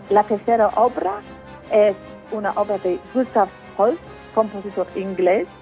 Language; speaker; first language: Spanish; non-native, fluent; English